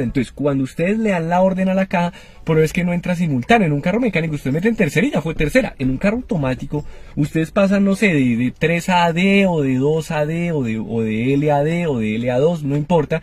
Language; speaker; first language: Spanish; native; Spanish